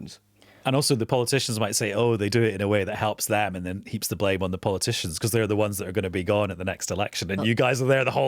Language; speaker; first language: English; native; English